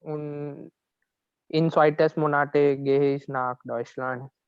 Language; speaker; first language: German; non-native, learner; Punjabi